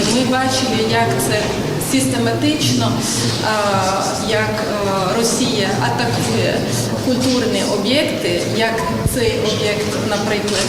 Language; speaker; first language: Ukrainian; non-native, fluent; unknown